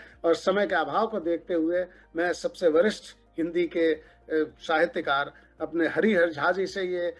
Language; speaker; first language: Hindi; native; Hindi